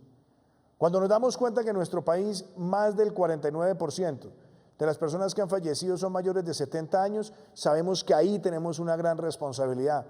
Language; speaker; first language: Spanish; native; Spanish